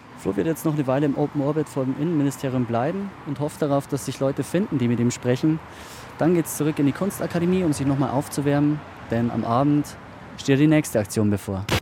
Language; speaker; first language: German; native; German